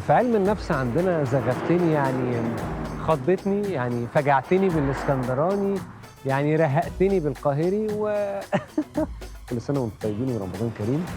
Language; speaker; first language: Arabic; native; Arabic